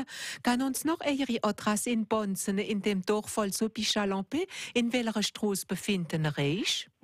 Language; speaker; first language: German; native; German